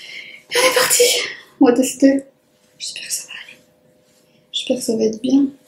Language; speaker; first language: French; native; French